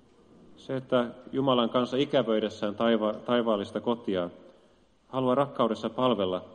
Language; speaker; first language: Finnish; native; Finnish